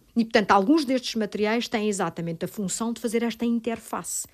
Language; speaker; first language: Portuguese; native; Portuguese